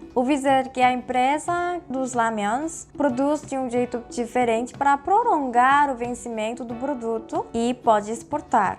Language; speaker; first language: Portuguese; non-native, fluent; Korean